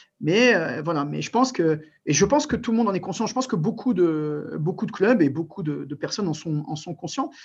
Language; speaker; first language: French; early bilingual, other home language; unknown